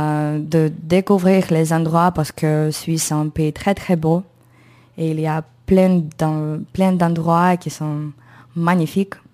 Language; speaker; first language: French; non-native, learner; Ukrainian